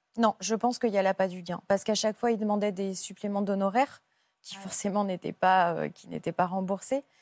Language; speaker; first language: French; native; French